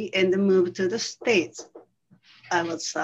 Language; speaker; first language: English; non-native, fluent; Japanese